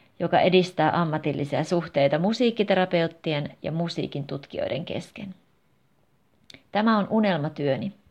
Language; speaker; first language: Finnish; non-native, fluent; English